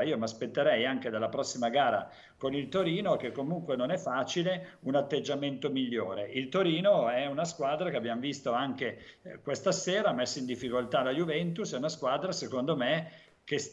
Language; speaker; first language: Italian; native; Italian